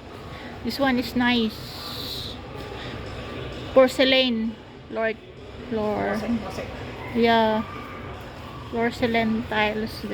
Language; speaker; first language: English; non-native, learner; Filipino